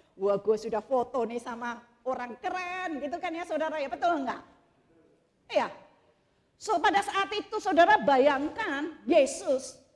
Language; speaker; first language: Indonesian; native; Indonesian